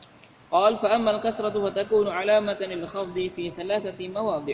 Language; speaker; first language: Arabic; non-native, fluent; Indonesian